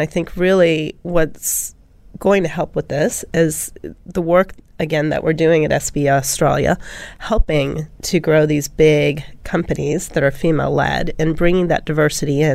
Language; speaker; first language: English; native; English